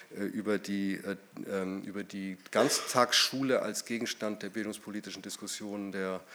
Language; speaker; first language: German; native; German